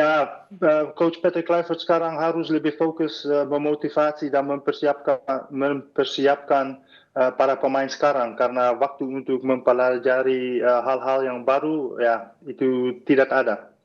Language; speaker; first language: Indonesian; non-native, fluent; Dutch